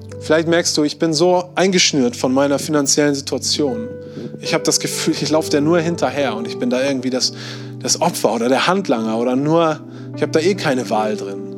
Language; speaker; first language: German; native; German